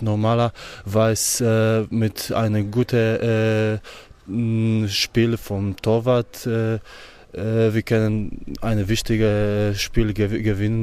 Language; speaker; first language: German; non-native, learner; Polish